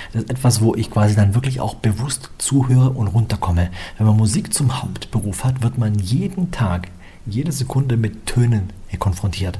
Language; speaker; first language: German; native; German